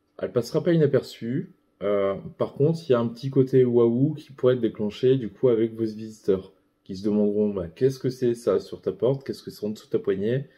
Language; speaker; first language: French; native; French